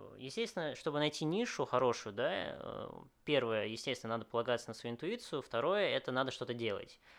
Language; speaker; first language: Russian; early bilingual, other home language; Vietnamese